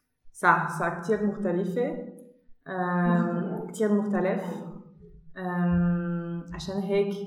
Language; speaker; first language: Arabic; non-native, learner; German